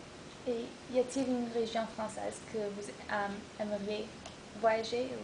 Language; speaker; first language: French; non-native, learner; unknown